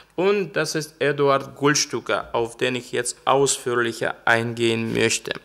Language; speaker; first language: German; non-native, fluent; Russian